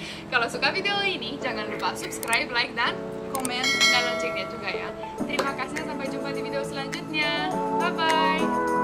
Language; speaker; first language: Indonesian; non-native, fluent; Russian